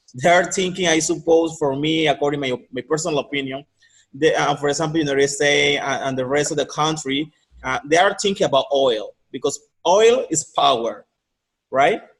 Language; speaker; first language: English; non-native, learner; Spanish